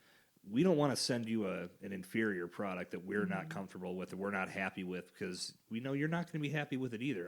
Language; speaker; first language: English; native; English